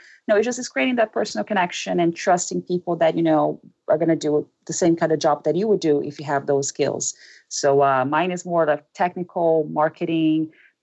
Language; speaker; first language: English; non-native, fluent; Portuguese